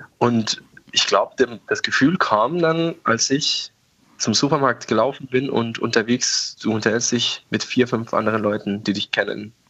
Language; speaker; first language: German; non-native, fluent; Persian